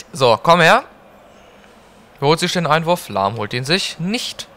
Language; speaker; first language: German; native; German